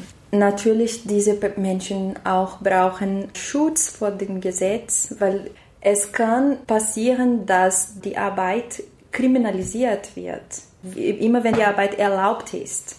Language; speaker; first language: German; non-native, learner; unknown